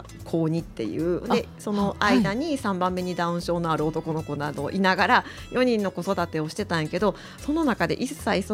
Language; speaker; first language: Japanese; native; Japanese